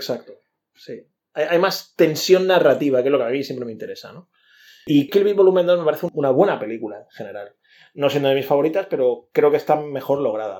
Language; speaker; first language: Spanish; native; Spanish